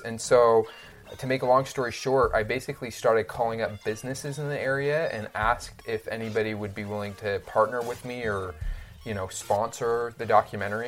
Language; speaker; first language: English; native; English